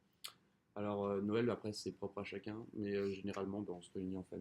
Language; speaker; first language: French; native; French